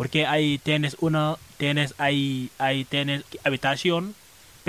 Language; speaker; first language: Spanish; non-native, learner; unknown